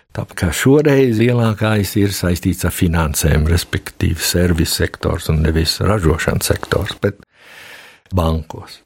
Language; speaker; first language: Latvian; early bilingual, heritage; Latvian